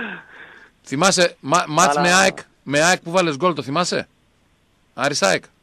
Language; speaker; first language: Greek; native; Greek